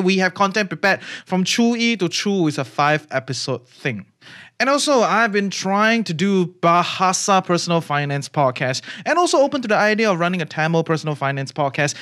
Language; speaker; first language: English; native; English